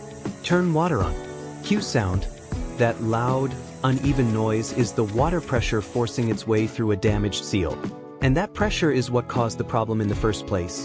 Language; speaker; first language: English; native; English